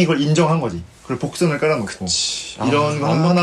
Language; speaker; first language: Korean; native; Korean